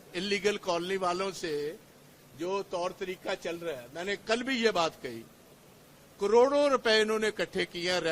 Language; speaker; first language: Hindi; non-native, local second language; Punjabi